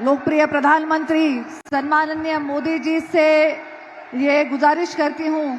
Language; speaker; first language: Hindi; non-native, local second language; Marathi